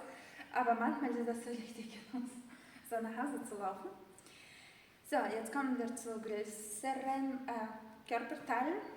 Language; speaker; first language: German; non-native, fluent; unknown